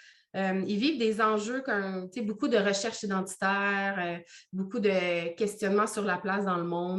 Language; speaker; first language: French; native; French